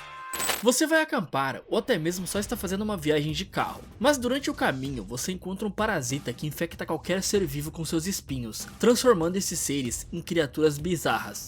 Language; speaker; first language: Portuguese; native; Portuguese